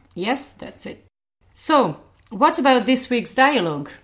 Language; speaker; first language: English; non-native, fluent; Hungarian